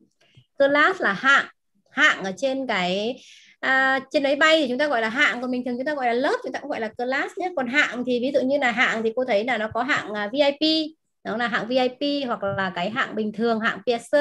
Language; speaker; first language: Vietnamese; native; Vietnamese